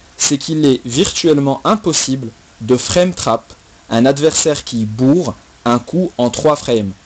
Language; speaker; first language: French; native; French